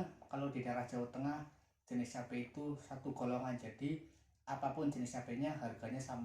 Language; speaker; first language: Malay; non-native, local second language; Javanese